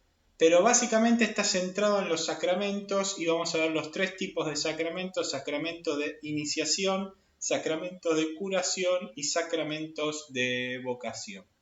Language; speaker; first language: Spanish; native; Spanish